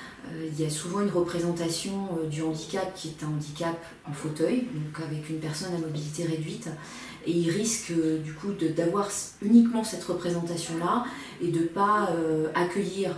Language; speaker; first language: French; native; French